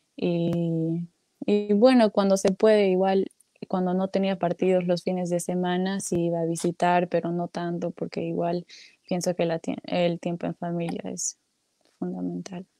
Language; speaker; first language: Spanish; native; Spanish